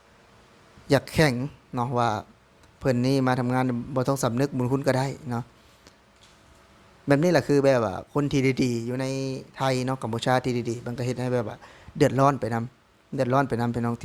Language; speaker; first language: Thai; non-native, local second language; Lao